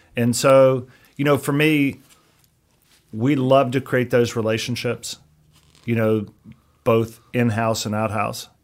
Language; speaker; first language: English; native; English